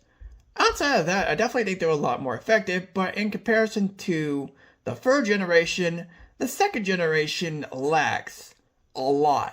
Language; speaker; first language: English; native; English